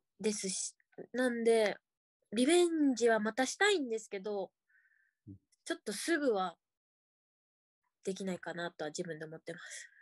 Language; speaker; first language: Japanese; native; Japanese